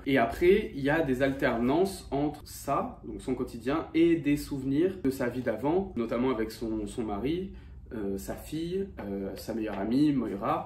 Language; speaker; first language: French; native; French